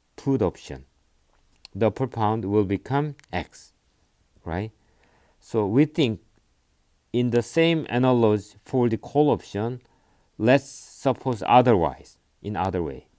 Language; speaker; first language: English; non-native, fluent; Korean